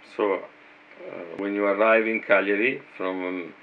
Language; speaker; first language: English; non-native, fluent; Italian